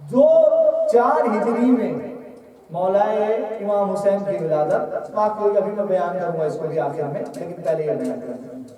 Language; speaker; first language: Urdu; native; Urdu